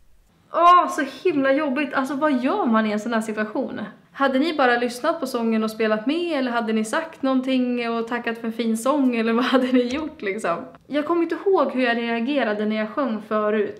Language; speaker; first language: Swedish; native; Swedish